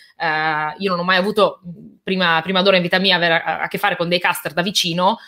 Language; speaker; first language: Italian; early bilingual, other home language; Albanian